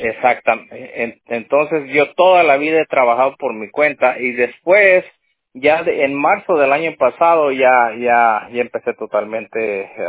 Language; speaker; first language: Spanish; native; Spanish